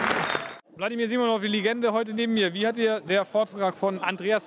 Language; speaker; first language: German; native; German